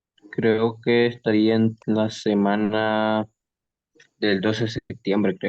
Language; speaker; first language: Spanish; native; Spanish